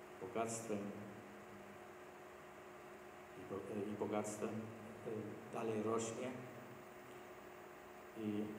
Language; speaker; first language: Polish; non-native, learner; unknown